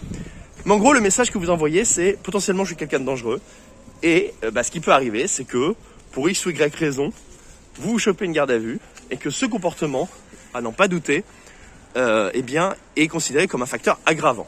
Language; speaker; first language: French; native; French